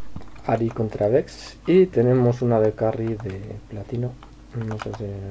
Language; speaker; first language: Spanish; native; Spanish